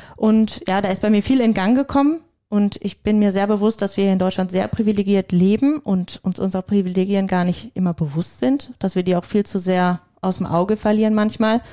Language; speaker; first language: German; native; German